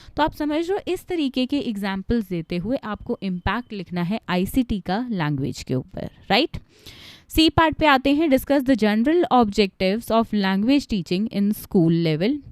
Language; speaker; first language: Hindi; native; Hindi